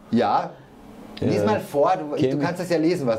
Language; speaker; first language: German; native; German